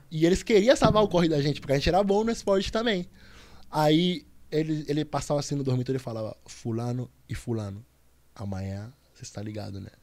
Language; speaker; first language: Portuguese; non-native, fluent; Spanish